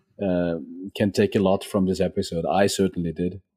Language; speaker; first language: English; non-native, fluent; German